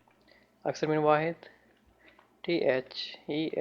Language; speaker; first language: Arabic; non-native, learner; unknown